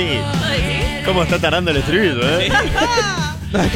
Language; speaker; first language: Spanish; native; Spanish